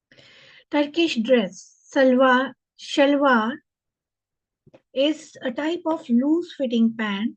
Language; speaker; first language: English; non-native, local second language; Hindi